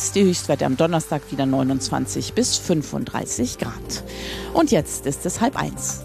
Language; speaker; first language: German; native; German